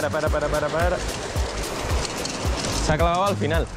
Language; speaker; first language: Spanish; native; Spanish